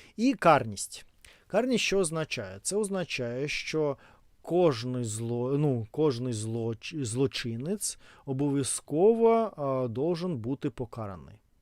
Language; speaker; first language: Ukrainian; non-native, local second language; Russian